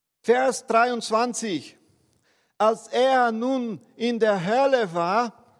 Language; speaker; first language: German; non-native, fluent; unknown